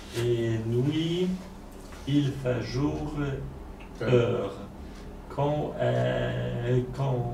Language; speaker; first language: French; non-native, learner; Polish